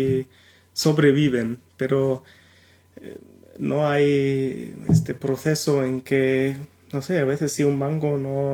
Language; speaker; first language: Spanish; non-native, fluent; German